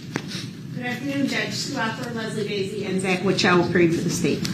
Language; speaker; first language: English; native; English